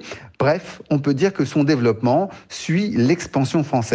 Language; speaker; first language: French; native; French